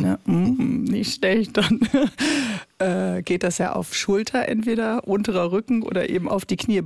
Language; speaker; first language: German; native; German